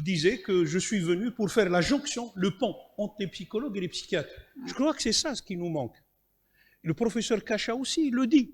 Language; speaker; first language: French; non-native, local second language; Kabyle